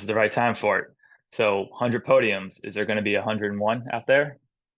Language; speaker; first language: English; native; English